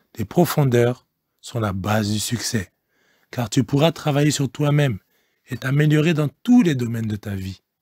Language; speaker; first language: French; non-native, local second language; Lingala